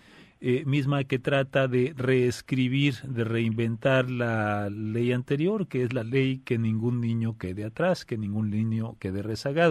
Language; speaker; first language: Spanish; native; Spanish